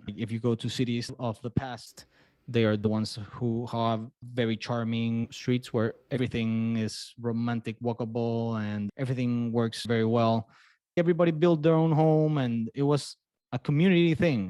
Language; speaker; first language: English; non-native, fluent; Spanish